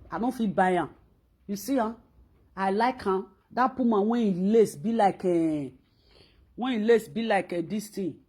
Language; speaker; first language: Nigerian Pidgin; non-native, local second language; Bini